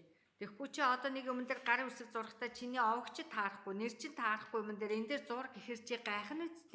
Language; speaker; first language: Mongolian; native; Mongolian